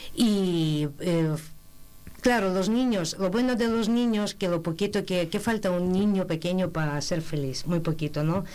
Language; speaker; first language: Spanish; non-native, fluent; Ukrainian